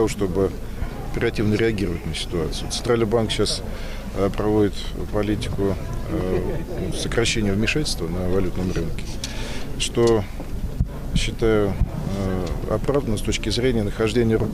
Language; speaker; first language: Russian; native; Russian